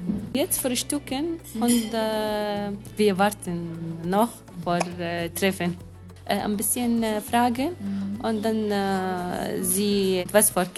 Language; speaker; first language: German; non-native, learner; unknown